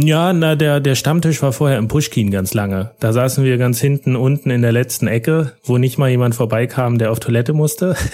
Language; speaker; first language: German; native; German